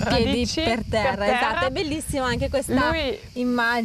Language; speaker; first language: Italian; native; Italian